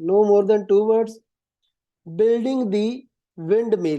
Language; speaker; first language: English; non-native, local second language; Punjabi